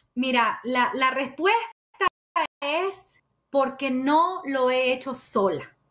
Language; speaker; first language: Spanish; native; Spanish